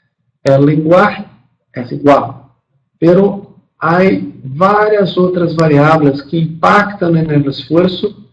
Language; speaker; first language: Spanish; non-native, fluent; Portuguese